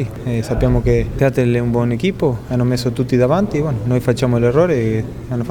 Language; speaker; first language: Italian; non-native, fluent; Spanish